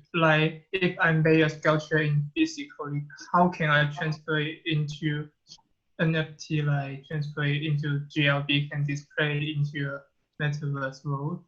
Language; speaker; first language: English; non-native, fluent; Chinese